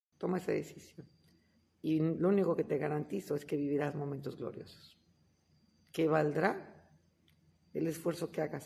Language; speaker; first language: Spanish; native; Spanish